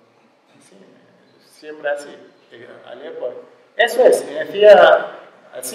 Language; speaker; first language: Spanish; non-native, learner; Arabic